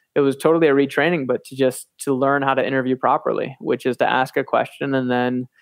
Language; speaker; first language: English; native; English